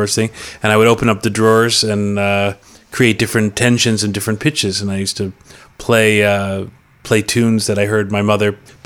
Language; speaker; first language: English; native; English